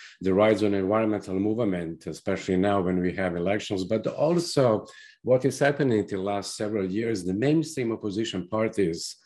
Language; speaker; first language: English; non-native, fluent; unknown